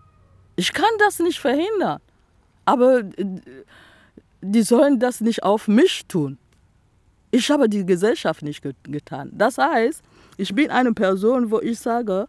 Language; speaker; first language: German; non-native, fluent; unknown